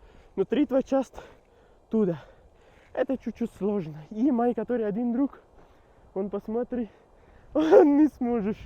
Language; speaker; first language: Russian; non-native, learner; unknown